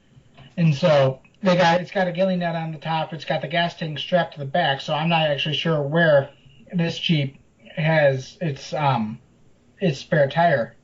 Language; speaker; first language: English; native; English